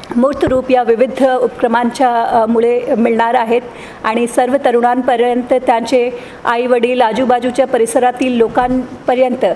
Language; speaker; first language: Marathi; non-native, local second language; Hindi